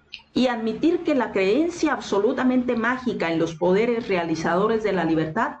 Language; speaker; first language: Spanish; native; Spanish